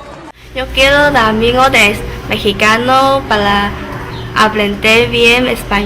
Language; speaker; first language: Spanish; non-native, learner; Cantonese